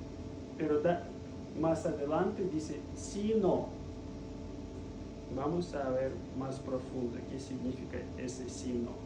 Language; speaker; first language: Spanish; non-native, fluent; Russian